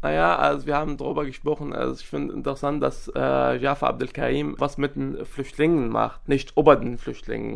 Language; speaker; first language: German; non-native, fluent; Arabic